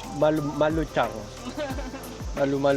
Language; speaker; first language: Japanese; non-native, learner; Filipino